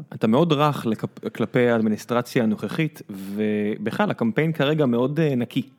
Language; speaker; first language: Hebrew; native; Hebrew